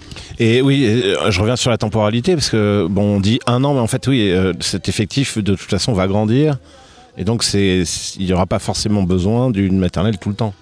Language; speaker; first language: French; native; French